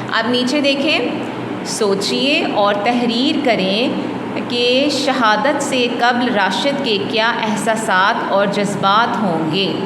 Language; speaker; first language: Hindi; non-native, local second language; Punjabi